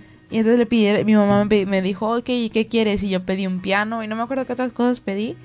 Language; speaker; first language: Spanish; native; Spanish